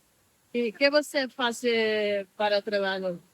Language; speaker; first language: Portuguese; non-native, learner; English